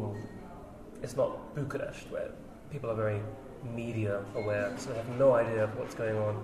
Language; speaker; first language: English; native; English